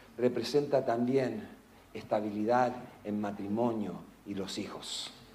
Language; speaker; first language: Spanish; non-native, local second language; English